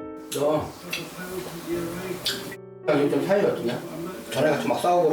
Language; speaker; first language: Korean; native; Korean